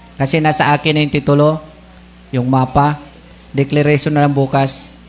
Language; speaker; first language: Filipino; non-native, local second language; Bikol